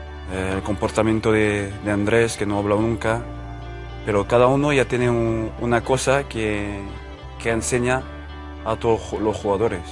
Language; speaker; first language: Spanish; non-native, fluent; French